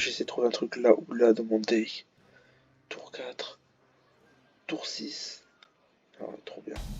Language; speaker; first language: French; native; French